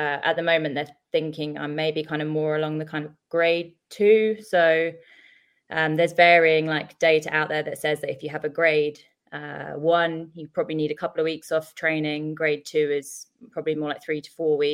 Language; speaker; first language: English; native; English